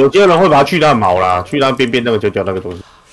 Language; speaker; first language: Chinese; native; Chinese